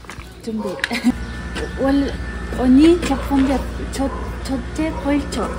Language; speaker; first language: Korean; non-native, learner; Ukrainian